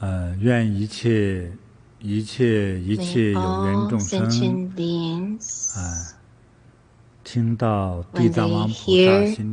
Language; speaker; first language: Chinese; native; Chinese